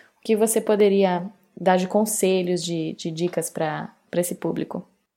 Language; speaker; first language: Portuguese; native; Portuguese